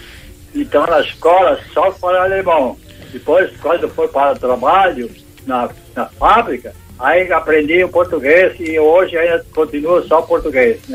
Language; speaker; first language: Portuguese; non-native, local second language; German